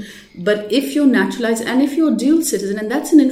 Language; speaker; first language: English; non-native, local second language; Urdu